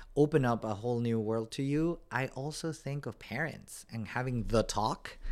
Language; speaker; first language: English; non-native, fluent; Spanish